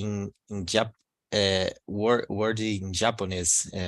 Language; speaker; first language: English; non-native, learner; Portuguese